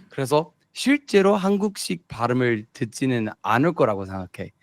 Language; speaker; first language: Korean; non-native, fluent; English